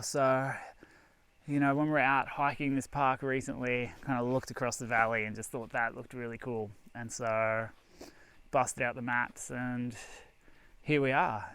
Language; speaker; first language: English; native; English